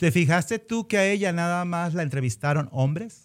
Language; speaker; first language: Spanish; native; Spanish